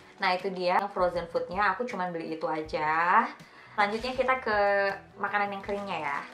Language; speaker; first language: Indonesian; native; Indonesian